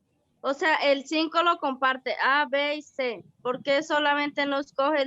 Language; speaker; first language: Spanish; native; Spanish